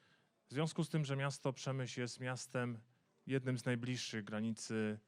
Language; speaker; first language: Polish; native; Polish